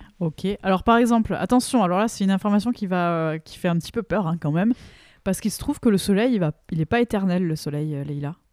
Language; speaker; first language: French; native; French